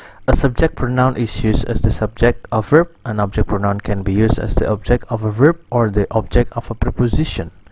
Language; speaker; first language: English; non-native, fluent; Indonesian